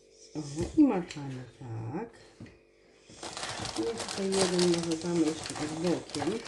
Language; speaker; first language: Polish; native; Polish